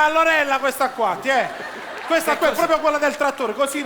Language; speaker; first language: Italian; native; Italian